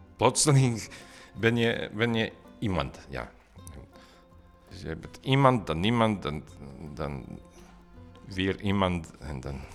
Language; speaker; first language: Dutch; non-native, learner; Bosnian